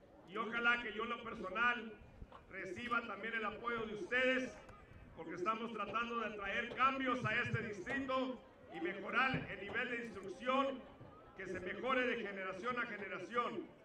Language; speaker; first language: Spanish; native; Spanish